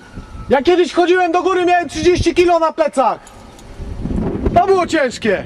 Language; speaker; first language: Polish; native; Polish